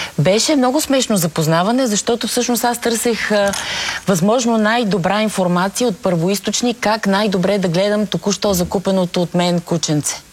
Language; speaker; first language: Bulgarian; native; Bulgarian